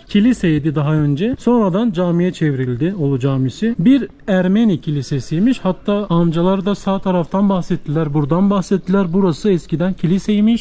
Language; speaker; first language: Turkish; native; Turkish